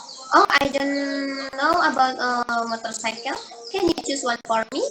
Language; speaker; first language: English; non-native, learner; Indonesian